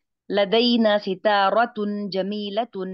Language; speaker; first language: Arabic; non-native, learner; Urdu